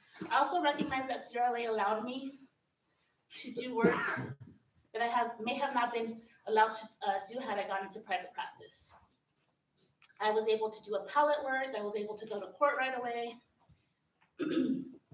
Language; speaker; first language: English; early bilingual, other home language; Spanish